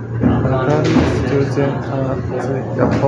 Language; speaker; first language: Ukrainian; non-native, learner; Chinese